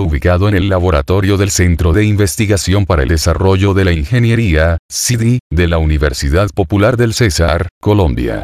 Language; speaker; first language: Spanish; native; Spanish